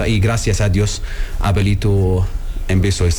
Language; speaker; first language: Spanish; non-native, learner; Arabic